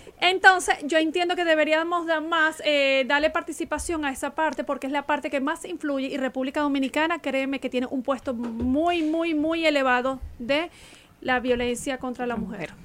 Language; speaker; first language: Spanish; native; Spanish